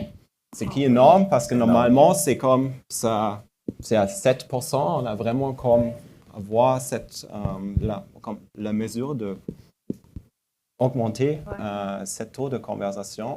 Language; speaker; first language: French; non-native, fluent; German